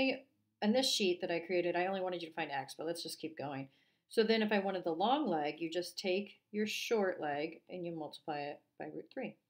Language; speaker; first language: English; native; English